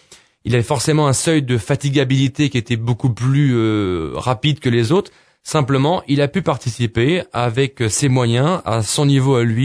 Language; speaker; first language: French; native; French